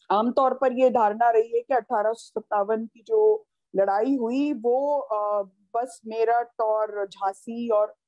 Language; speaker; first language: Hindi; native; Hindi